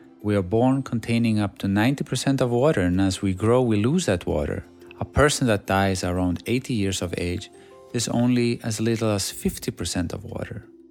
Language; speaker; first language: English; non-native, fluent; Swedish